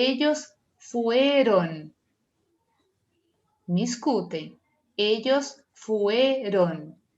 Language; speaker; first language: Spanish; non-native, fluent; Portuguese